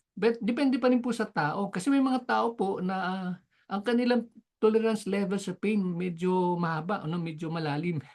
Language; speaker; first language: Filipino; non-native, local second language; Cebuano